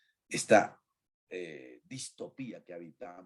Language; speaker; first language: Spanish; native; Spanish